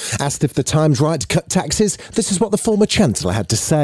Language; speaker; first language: English; native; English